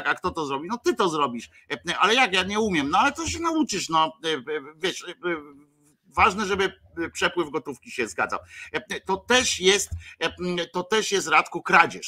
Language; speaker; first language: Polish; native; Polish